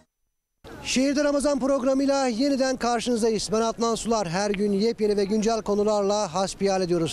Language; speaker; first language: Turkish; native; Turkish